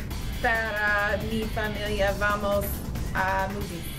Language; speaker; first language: Spanish; non-native, learner; English